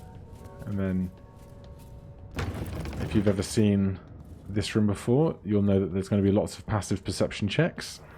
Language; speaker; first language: English; native; English